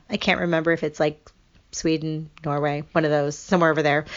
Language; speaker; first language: English; native; English